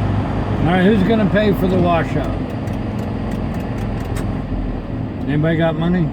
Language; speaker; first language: English; native; English